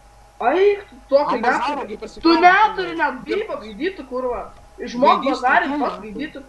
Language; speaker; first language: Lithuanian; native; Lithuanian